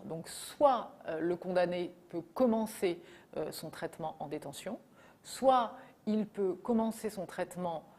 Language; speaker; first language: French; native; French